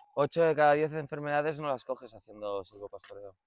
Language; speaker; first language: Spanish; native; Spanish